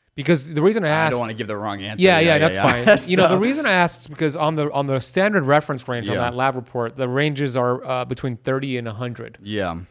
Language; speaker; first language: English; early bilingual, other home language; Persian